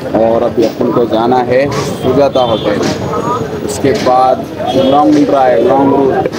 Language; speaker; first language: Hindi; non-native, local second language; Marathi